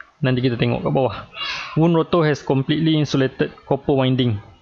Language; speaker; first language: English; non-native, local second language; Malay